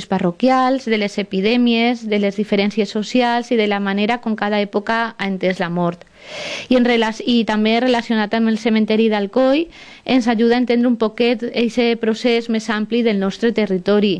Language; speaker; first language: Catalan; native; Catalan